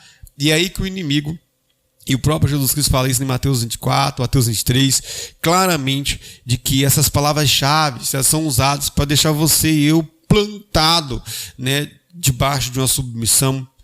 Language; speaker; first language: Portuguese; native; Portuguese